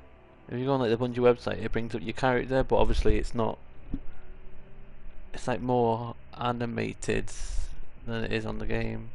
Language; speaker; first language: English; native; English